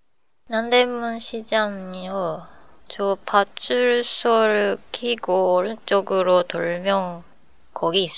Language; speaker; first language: Korean; non-native, learner; Japanese